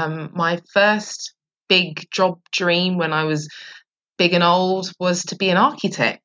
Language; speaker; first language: English; native; English